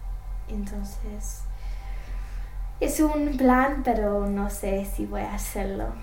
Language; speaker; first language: Spanish; non-native, learner; English